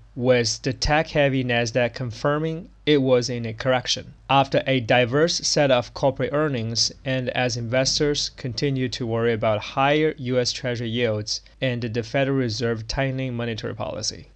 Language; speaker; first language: English; non-native, fluent; Chinese